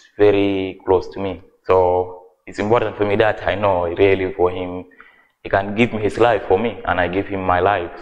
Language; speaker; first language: English; non-native, learner; Arabic